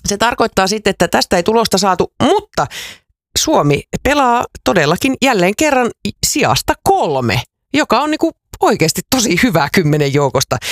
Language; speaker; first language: Finnish; native; Finnish